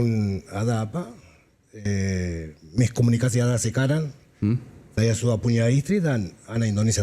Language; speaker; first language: Indonesian; non-native, fluent; Spanish